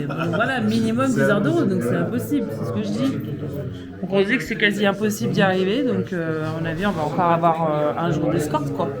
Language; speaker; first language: French; native; French